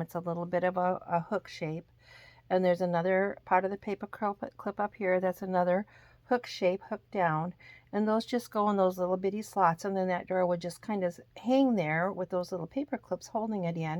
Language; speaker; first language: English; native; English